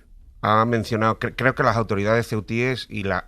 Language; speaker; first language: Spanish; native; Spanish